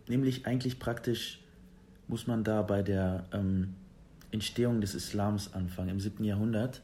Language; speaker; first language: German; early bilingual, other home language; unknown